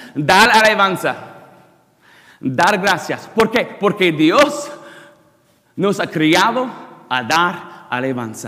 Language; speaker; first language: Spanish; non-native, learner; English